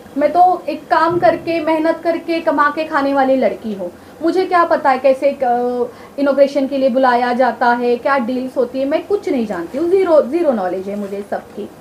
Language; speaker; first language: Hindi; non-native, local second language; Marathi